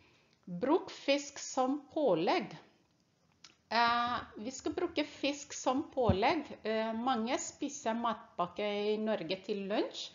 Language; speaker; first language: Norwegian; non-native, fluent; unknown